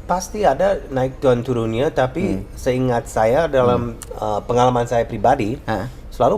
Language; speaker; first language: Indonesian; non-native, fluent; English